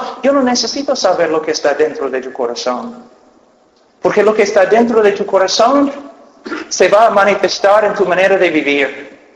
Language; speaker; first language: Spanish; non-native, fluent; English